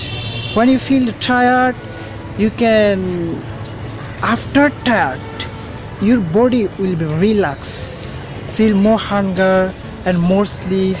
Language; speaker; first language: English; non-native, learner; Bangla